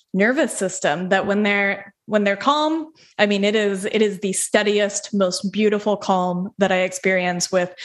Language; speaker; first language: English; native; English